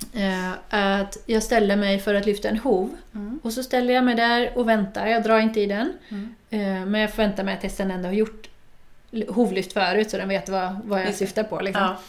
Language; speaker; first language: Swedish; non-native, fluent; Dutch